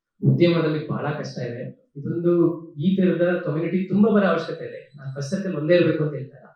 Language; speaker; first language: Kannada; native; Kannada